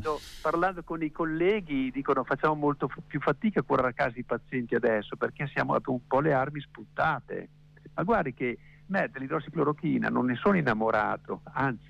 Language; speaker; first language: Italian; native; Italian